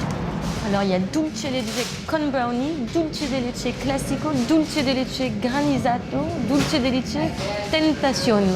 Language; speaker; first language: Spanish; non-native, learner; French